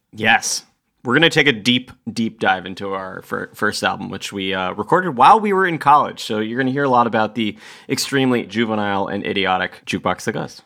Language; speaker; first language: English; native; English